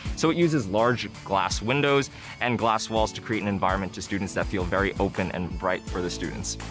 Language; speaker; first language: English; native; English